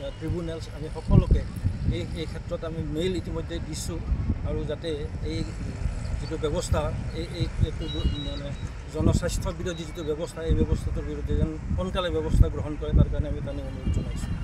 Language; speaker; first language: Assamese; native; Assamese